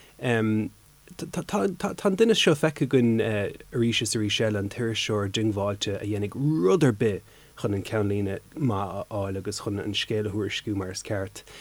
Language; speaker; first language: Irish; native; Irish